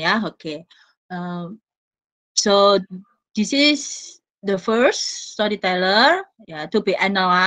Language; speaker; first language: English; non-native, fluent; Indonesian